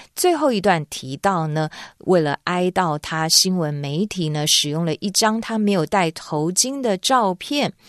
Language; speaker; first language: Chinese; native; Chinese